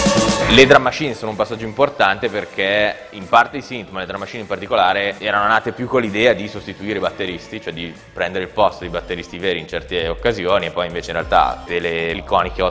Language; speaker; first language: Italian; native; Italian